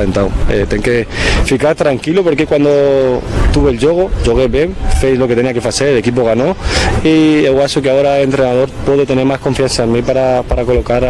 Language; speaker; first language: Portuguese; non-native, fluent; Spanish